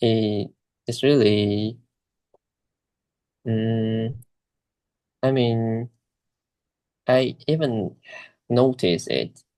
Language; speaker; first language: English; non-native, learner; Chinese